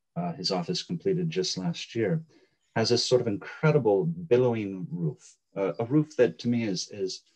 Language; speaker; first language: English; native; English